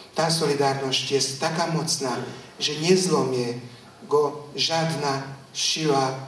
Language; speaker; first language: Polish; non-native, fluent; Hungarian